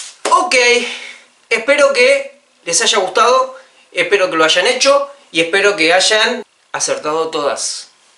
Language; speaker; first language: Spanish; native; Spanish